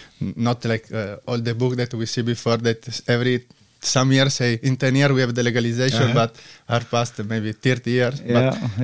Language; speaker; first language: English; non-native, learner; Italian